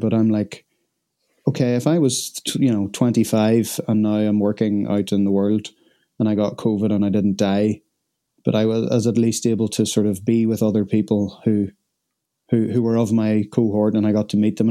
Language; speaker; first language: English; native; English